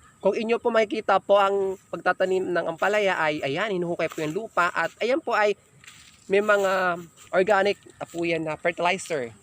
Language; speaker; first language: Filipino; native; Filipino